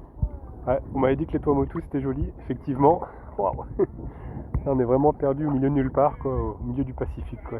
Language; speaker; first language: French; native; French